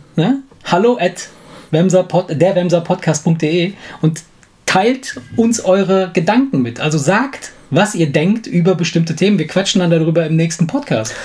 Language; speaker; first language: German; non-native, fluent; Italian